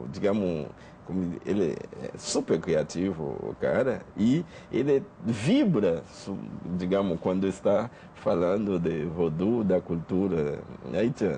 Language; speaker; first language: Portuguese; non-native, fluent; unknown